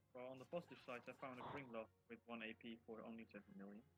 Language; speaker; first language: English; non-native, fluent; Dutch